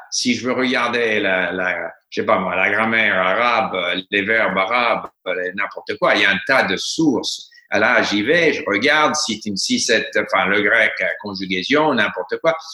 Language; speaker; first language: French; non-native, fluent; English